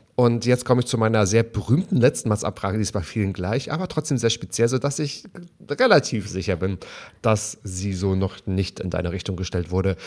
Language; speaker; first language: German; native; German